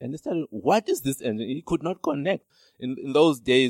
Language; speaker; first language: English; non-native, local second language; Xhosa